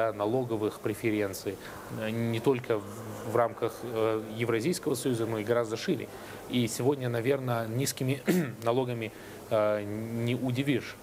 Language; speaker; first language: Russian; native; Russian